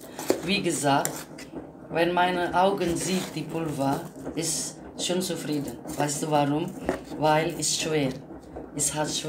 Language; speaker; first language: German; non-native, learner; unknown